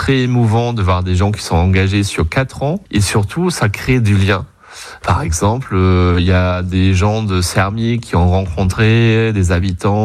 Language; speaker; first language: French; non-native, fluent; German